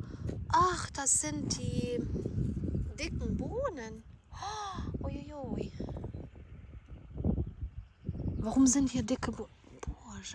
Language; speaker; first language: German; non-native, fluent; Ukrainian